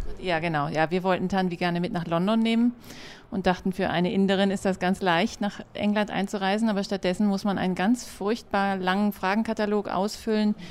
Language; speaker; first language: German; native; German